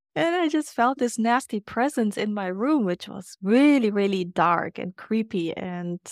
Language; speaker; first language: English; non-native, fluent; German